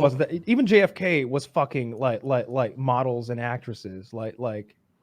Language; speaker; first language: English; native; English